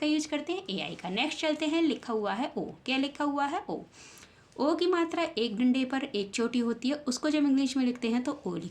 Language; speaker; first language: Hindi; native; Hindi